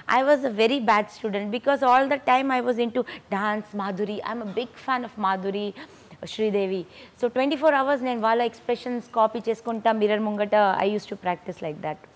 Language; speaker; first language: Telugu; non-native, local second language; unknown